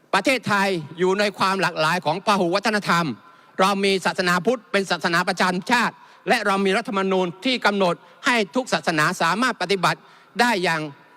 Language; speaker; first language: Thai; non-native, local second language; Malay